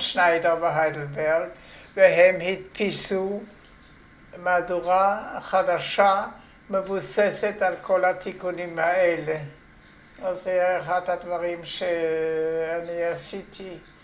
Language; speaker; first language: Hebrew; non-native, fluent; French